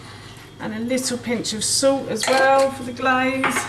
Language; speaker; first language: English; native; English